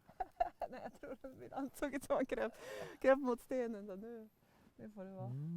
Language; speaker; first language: Swedish; native; Swedish